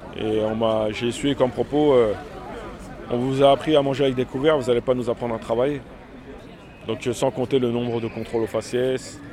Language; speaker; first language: French; early bilingual, other home language; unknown